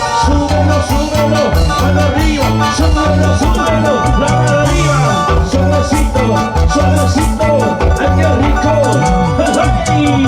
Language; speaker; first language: Spanish; native; Spanish